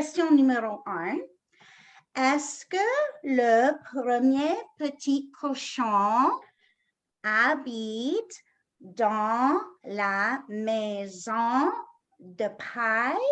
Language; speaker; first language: French; non-native, fluent; English